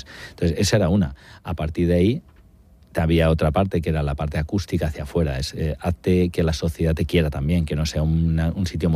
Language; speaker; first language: Spanish; native; Spanish